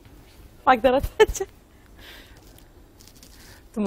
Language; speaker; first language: Arabic; native; Arabic